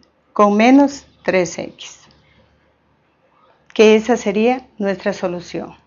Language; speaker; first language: Spanish; native; Spanish